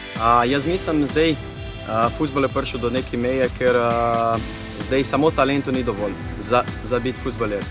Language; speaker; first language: Slovenian; non-native, fluent; Portuguese